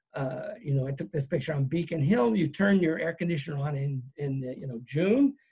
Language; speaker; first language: English; native; English